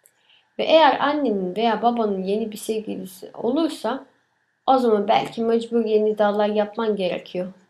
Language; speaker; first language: Turkish; early bilingual, other home language; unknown